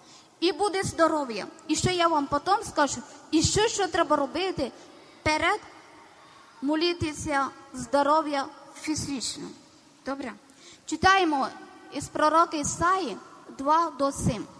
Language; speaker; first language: Ukrainian; non-native, learner; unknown